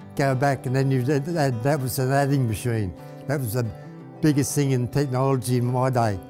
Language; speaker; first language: English; native; English